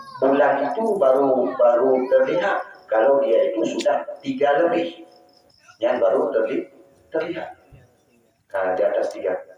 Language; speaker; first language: Malay; non-native, local second language; Achinese